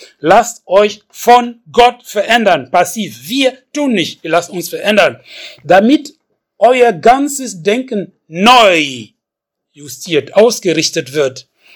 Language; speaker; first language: German; non-native, fluent; French